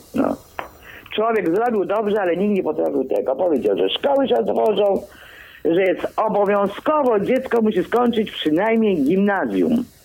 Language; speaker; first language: Polish; early bilingual, other home language; Greek